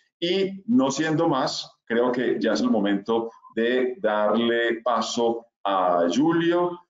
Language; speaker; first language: Spanish; native; Spanish